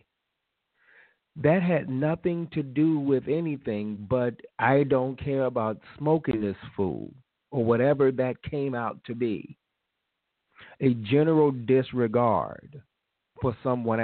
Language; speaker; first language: English; native; English